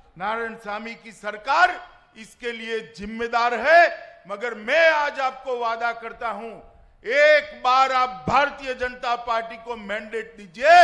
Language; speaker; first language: Hindi; non-native, local second language; Gujarati